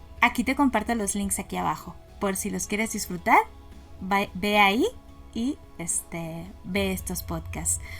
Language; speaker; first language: Spanish; native; Spanish